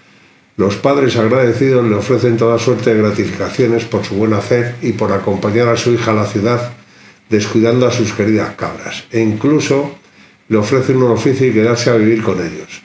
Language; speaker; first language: Spanish; native; Spanish